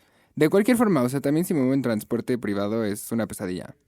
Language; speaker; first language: Spanish; native; Spanish